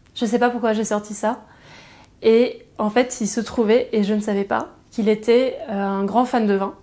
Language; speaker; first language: French; native; French